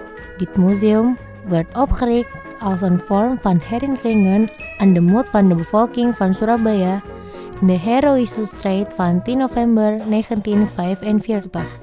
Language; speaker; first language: Dutch; non-native, fluent; Indonesian